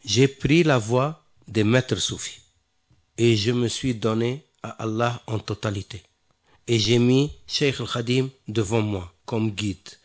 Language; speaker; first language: French; non-native, local second language; Wolof